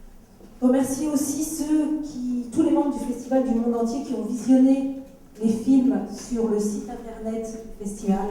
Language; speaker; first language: French; native; French